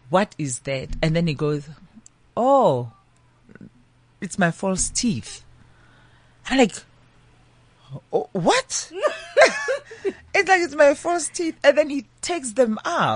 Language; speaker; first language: English; non-native, local second language; Northern Sotho